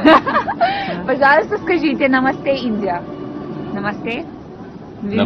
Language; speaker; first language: Russian; non-native, learner; Hindi